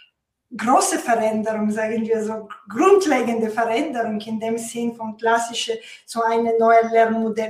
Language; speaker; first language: German; non-native, fluent; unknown